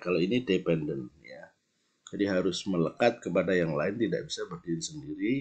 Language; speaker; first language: Indonesian; native; Indonesian